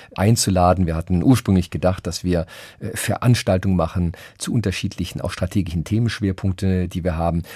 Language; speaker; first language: German; native; German